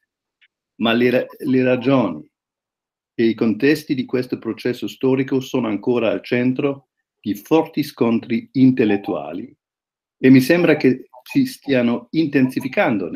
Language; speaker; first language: Italian; non-native, fluent; German